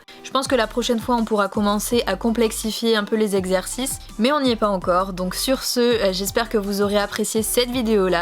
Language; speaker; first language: French; native; French